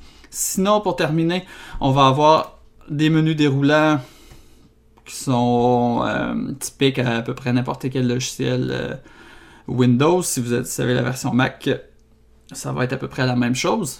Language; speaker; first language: French; native; French